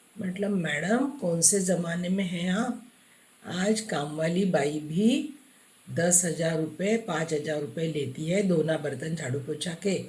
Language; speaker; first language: Hindi; non-native, local second language; Marathi